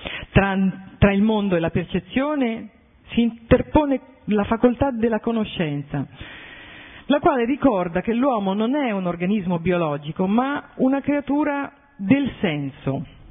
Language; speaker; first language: Italian; native; Italian